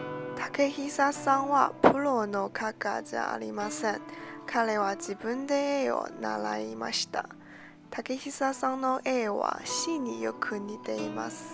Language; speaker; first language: Japanese; non-native, learner; Chinese